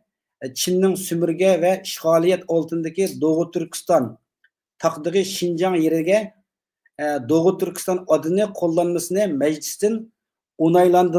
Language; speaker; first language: Turkish; non-native, learner; Uyghur